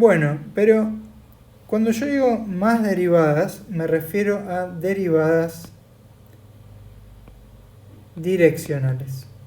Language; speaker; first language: Spanish; native; Spanish